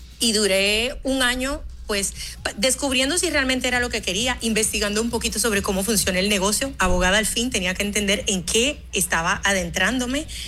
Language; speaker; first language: Spanish; early bilingual, other home language; Haitian Creole